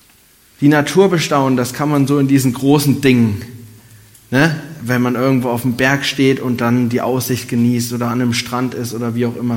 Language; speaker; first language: German; native; German